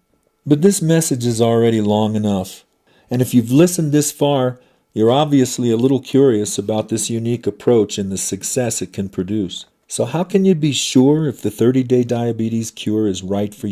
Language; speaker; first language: English; native; English